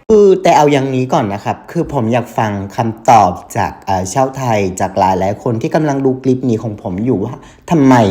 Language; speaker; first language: Thai; non-native, fluent; Vietnamese